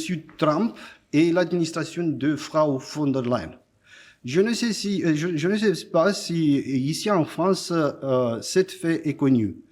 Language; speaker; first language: French; non-native, fluent; Romanian